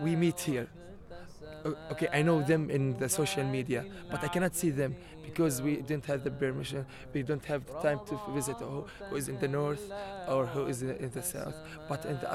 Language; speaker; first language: English; non-native, learner; Arabic